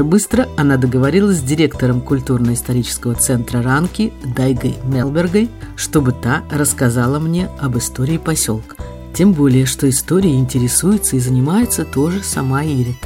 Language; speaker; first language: Russian; native; Russian